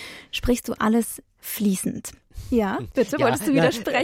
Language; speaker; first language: German; native; German